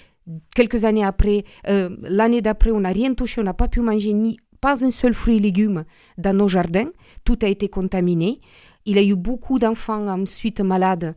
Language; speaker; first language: French; non-native, fluent; Romanian